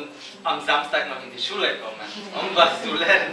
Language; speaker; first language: German; non-native, fluent; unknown